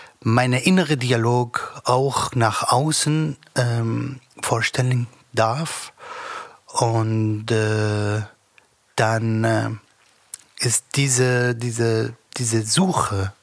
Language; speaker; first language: German; non-native, learner; Arabic